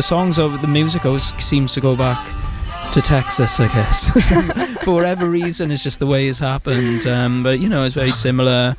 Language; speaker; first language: English; native; English